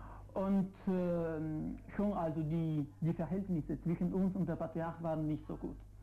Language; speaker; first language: German; non-native, fluent; Italian